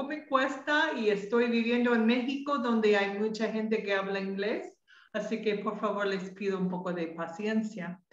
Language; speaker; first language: Spanish; non-native, fluent; English